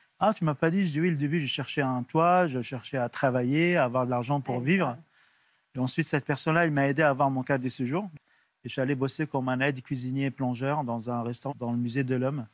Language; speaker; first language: French; non-native, fluent; Arabic